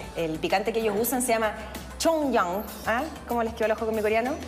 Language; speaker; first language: Spanish; native; Spanish